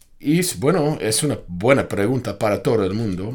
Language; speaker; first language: Spanish; non-native, fluent; English